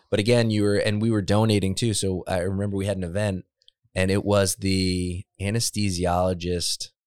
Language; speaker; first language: English; native; English